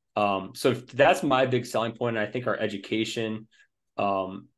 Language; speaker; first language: English; native; English